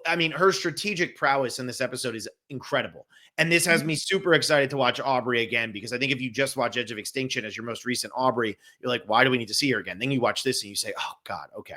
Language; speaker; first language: English; native; English